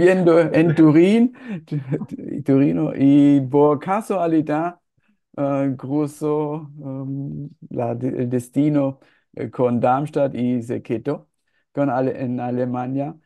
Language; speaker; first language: Spanish; non-native, fluent; German